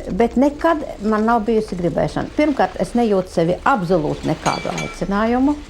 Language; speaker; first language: Latvian; non-native, local second language; German